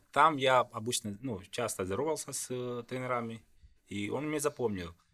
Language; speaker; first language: Russian; non-native, fluent; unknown